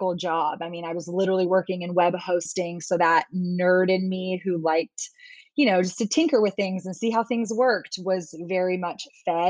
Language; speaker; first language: English; native; English